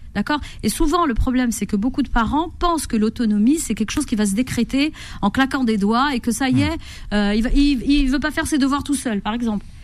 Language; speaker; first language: French; native; French